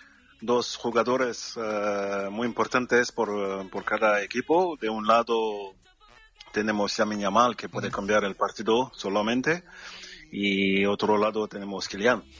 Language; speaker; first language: Spanish; non-native, fluent; French